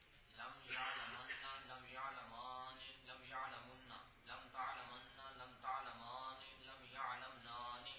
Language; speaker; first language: Arabic; non-native, learner; Punjabi